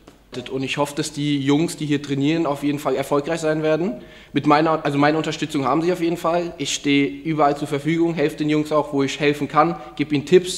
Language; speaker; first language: German; native; German